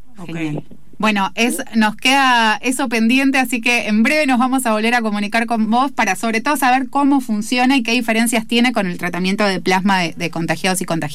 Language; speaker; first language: Spanish; native; Spanish